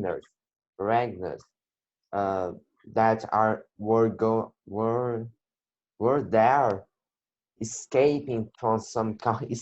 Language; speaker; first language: English; non-native, learner; Portuguese